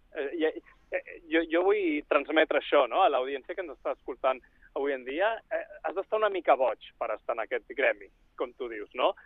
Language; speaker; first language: Catalan; native; Catalan